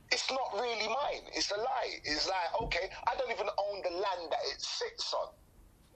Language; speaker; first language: English; native; English